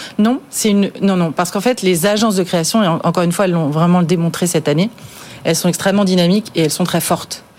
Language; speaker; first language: French; native; French